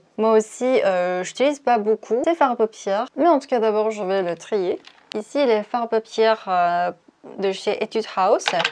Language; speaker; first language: French; non-native, fluent; Korean